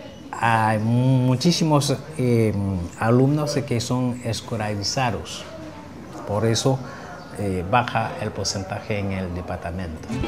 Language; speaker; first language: Spanish; non-native, fluent; Haitian Creole